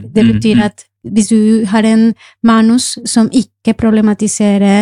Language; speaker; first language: Norwegian; non-native, fluent; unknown